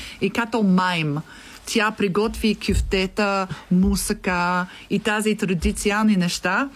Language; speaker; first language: Bulgarian; non-native, learner; English